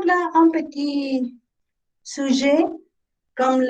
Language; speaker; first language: French; non-native, learner; Spanish